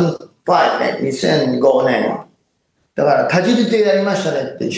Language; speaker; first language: Japanese; non-native, fluent; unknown